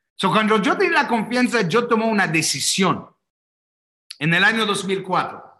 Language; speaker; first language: Spanish; non-native, fluent; English